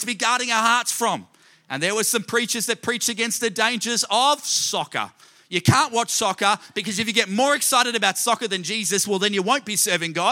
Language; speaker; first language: English; native; English